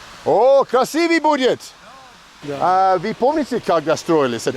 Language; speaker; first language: Russian; non-native, learner; English